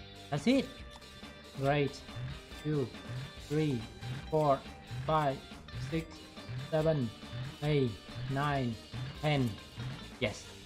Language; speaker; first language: English; non-native, fluent; Vietnamese